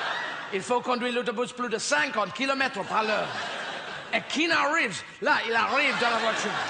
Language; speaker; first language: French; non-native, fluent; English